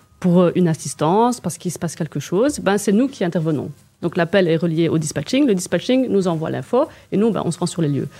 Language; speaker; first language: French; native; French